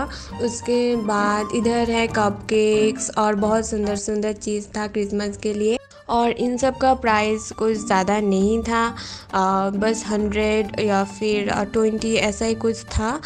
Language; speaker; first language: Hindi; non-native, local second language; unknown